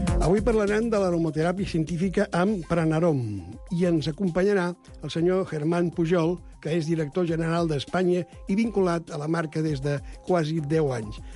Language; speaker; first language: Catalan; native; Catalan